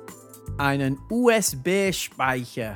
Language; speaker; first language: German; non-native, fluent; English